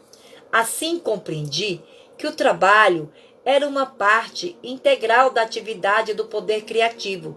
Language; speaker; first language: Portuguese; native; Portuguese